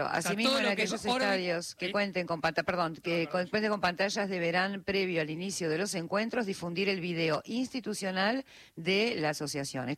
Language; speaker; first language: Spanish; native; Spanish